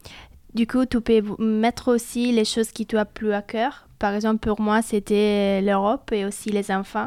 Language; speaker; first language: French; non-native, fluent; Italian